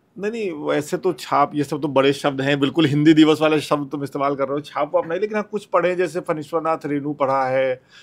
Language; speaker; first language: Hindi; non-native, local second language; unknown